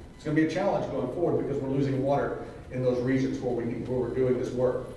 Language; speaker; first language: English; native; English